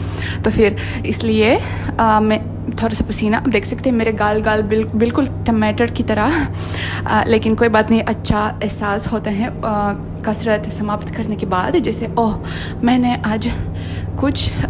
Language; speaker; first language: Hindi; non-native, fluent; Russian